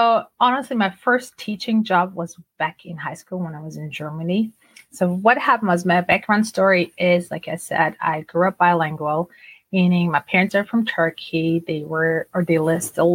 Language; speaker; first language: English; non-native, fluent; Turkish